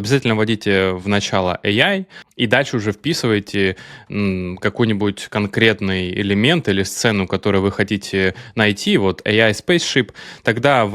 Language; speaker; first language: Russian; native; Russian